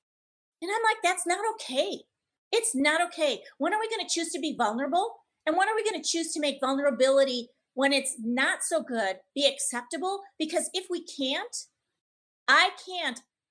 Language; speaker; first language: English; native; English